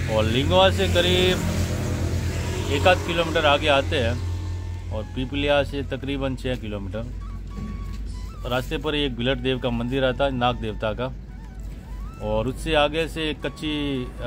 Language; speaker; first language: Hindi; non-native, local second language; Gujarati